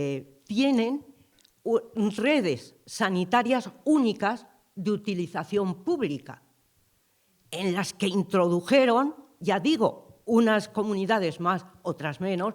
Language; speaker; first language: Spanish; native; Spanish